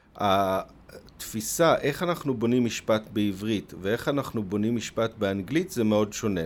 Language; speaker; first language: Hebrew; native; Hebrew